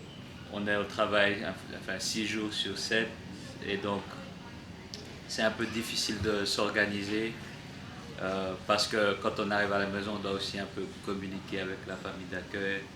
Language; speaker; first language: French; non-native, learner; English